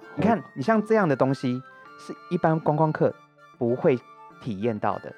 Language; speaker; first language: Chinese; native; Chinese